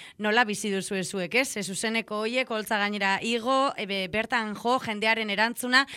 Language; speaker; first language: Basque; non-native, local second language; Spanish